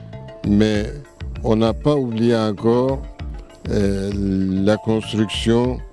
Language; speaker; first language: French; non-native, fluent; Turkish